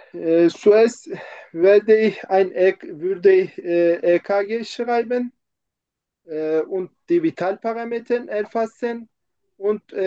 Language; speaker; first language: German; non-native, fluent; Turkish